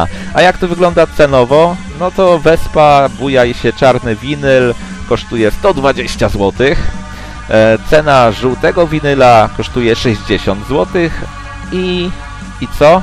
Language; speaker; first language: Polish; native; Polish